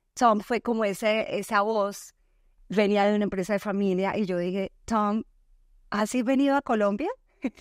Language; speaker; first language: Spanish; native; Spanish